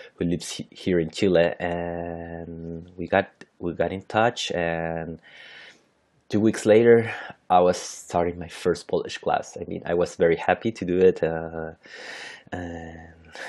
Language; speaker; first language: English; non-native, fluent; Spanish